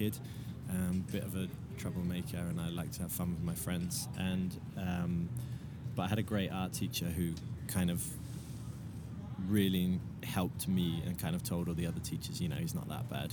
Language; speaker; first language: English; native; English